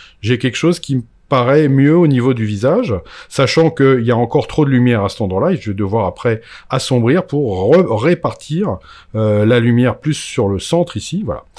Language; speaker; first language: French; native; French